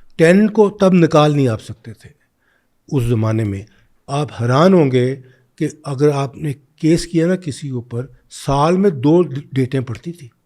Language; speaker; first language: Urdu; non-native, local second language; Punjabi